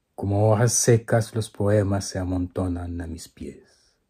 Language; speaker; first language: Spanish; non-native, fluent; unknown